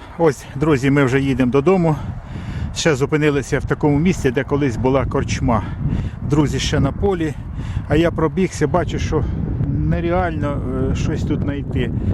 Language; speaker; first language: Ukrainian; native; Ukrainian